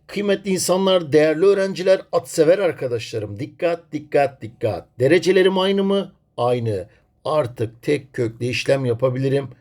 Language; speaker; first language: Turkish; native; Turkish